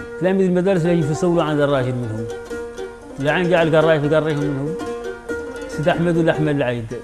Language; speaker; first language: Arabic; native; Arabic